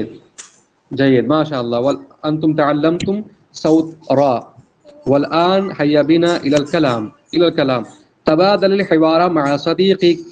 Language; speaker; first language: Arabic; non-native, fluent; Urdu